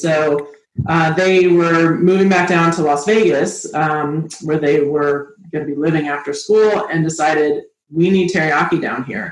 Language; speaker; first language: English; native; English